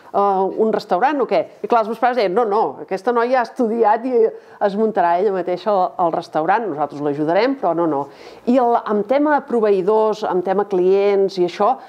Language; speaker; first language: Catalan; native; Catalan